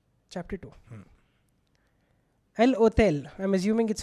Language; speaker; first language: English; non-native, local second language; Hindi